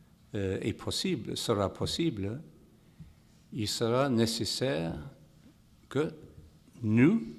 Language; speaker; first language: French; non-native, fluent; English